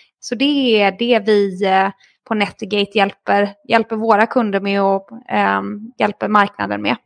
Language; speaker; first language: Swedish; native; Swedish